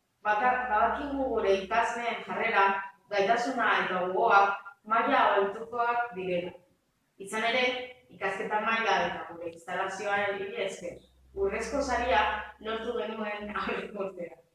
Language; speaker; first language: Basque; native; Basque